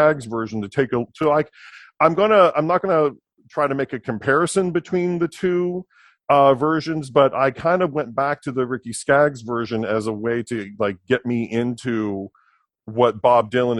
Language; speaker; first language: English; native; English